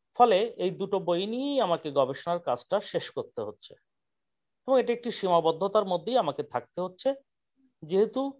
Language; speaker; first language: Bangla; native; Bangla